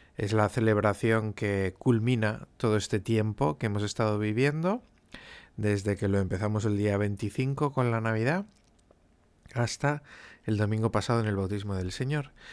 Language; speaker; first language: Spanish; native; Spanish